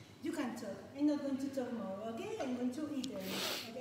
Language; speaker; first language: English; non-native, learner; Spanish